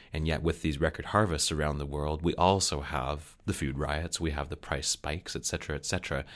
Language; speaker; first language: English; native; English